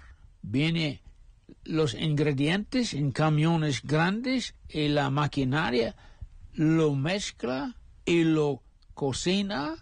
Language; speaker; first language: Spanish; non-native, fluent; English